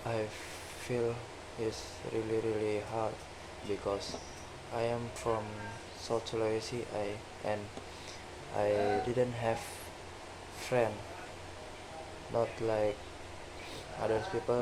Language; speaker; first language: English; non-native, learner; Indonesian